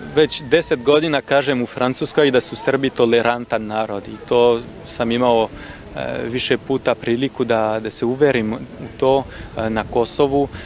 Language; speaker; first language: Serbian; non-native, fluent; French